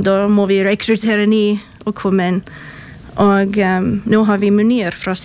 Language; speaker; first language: Swedish; non-native, fluent; English